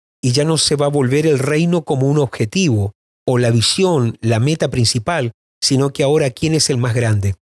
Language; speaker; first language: Spanish; native; Spanish